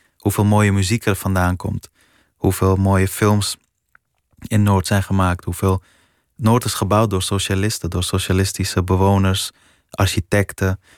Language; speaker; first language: Dutch; early bilingual, other home language; Persian